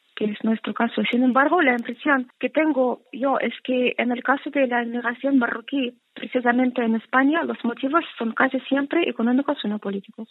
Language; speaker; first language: Spanish; non-native, fluent; Russian